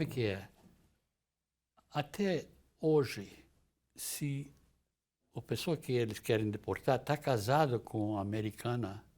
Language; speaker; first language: Portuguese; non-native, fluent; English